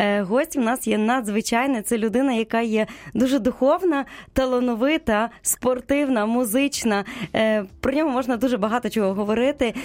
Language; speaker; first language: Ukrainian; native; Ukrainian